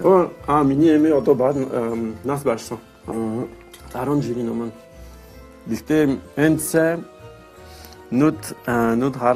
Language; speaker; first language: Mongolian; non-native, learner; French